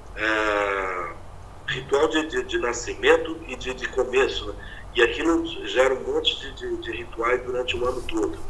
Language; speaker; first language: Portuguese; native; Portuguese